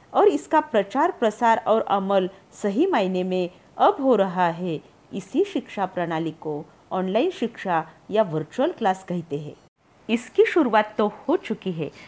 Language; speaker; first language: Hindi; non-native, local second language; Marathi